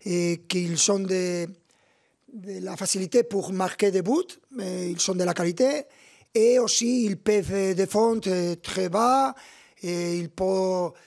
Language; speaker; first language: French; non-native, fluent; Spanish